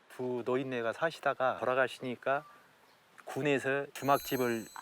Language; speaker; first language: Korean; native; Korean